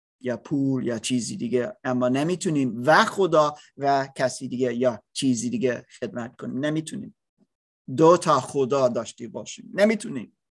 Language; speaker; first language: Persian; non-native, learner; English